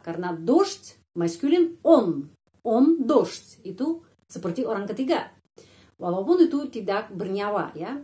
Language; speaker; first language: Indonesian; non-native, fluent; Russian